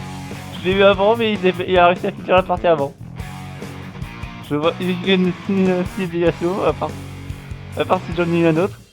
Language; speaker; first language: French; native; French